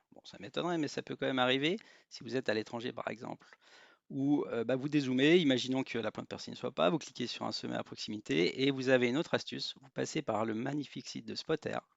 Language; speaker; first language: French; native; French